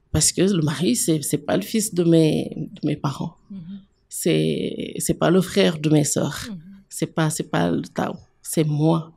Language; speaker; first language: French; non-native, local second language; Wolof